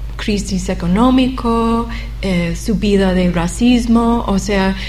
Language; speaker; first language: Spanish; non-native, fluent; English